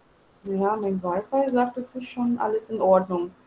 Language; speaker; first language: German; non-native, fluent; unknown